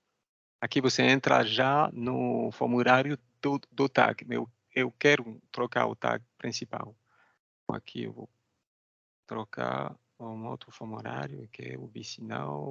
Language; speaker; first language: Portuguese; non-native, fluent; French